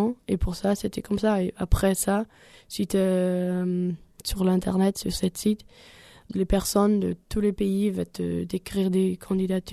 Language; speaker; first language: French; non-native, learner; German